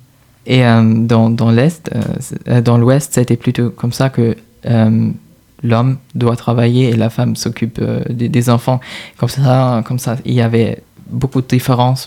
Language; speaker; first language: French; non-native, fluent; German